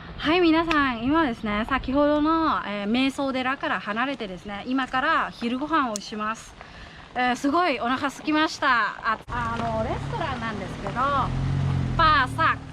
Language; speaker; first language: Japanese; non-native, fluent; Thai